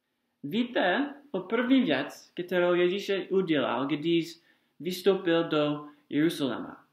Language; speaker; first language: Czech; non-native, fluent; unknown